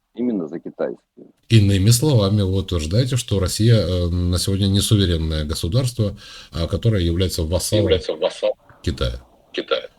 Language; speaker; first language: Russian; native; Russian